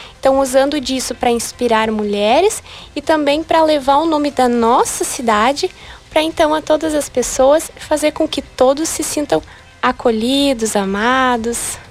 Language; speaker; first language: Portuguese; native; Portuguese